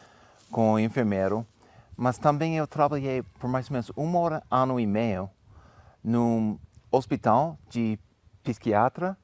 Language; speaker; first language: Portuguese; non-native, fluent; English